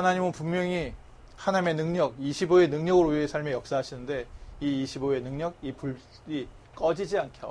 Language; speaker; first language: Korean; native; Korean